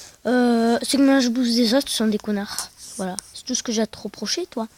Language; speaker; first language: French; native; French